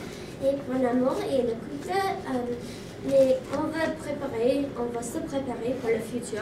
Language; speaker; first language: French; non-native, learner; English